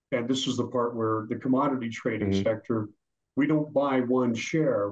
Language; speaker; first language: English; native; English